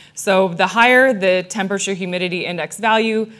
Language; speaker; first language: English; native; English